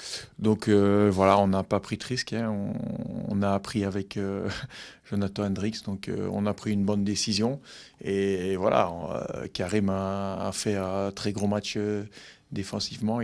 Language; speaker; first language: French; native; French